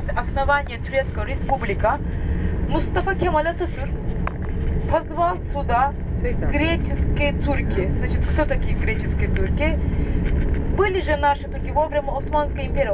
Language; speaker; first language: Russian; non-native, fluent; Turkish